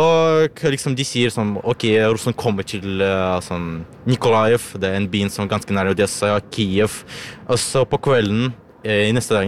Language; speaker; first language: Norwegian; non-native, learner; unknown